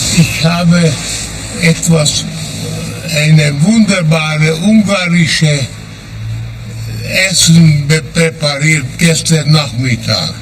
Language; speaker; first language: German; non-native, fluent; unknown